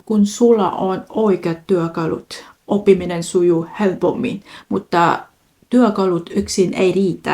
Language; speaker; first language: Finnish; non-native, fluent; Vietnamese